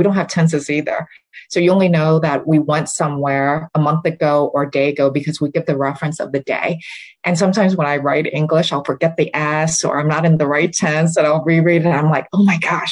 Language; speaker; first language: English; early bilingual, other home language; Vietnamese